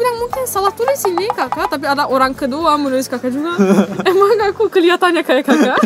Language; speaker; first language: Indonesian; non-native, fluent; Turkish